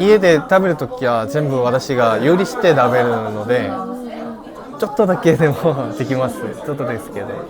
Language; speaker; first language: Japanese; non-native, fluent; Korean